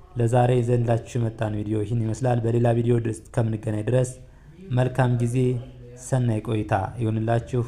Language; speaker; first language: Amharic; native; Amharic